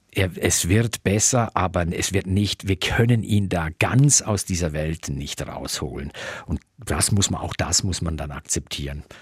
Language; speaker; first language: German; native; German